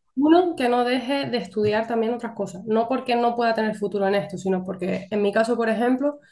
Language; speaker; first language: Spanish; native; Spanish